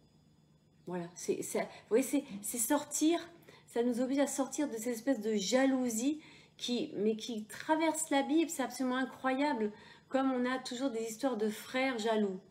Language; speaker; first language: French; native; French